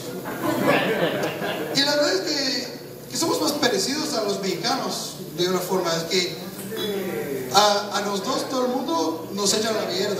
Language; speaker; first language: Spanish; non-native, fluent; English